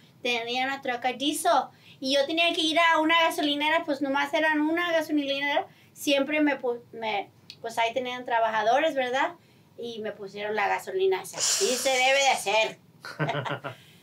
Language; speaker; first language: Spanish; early bilingual, heritage; Spanish